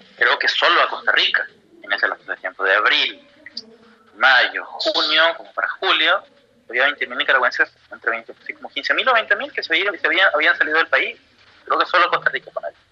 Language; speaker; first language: Spanish; native; Spanish